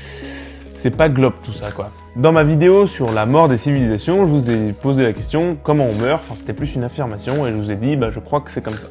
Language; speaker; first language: French; native; French